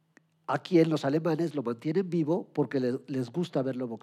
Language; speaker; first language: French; non-native, learner; Spanish